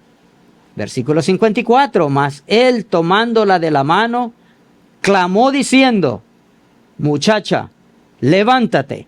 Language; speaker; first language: Spanish; native; Spanish